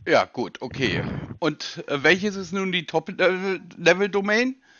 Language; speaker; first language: German; native; German